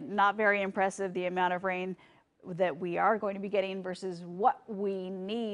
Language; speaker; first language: English; native; English